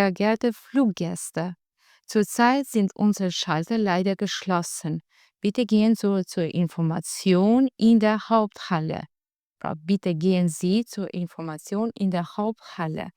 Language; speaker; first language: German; non-native, fluent; Albanian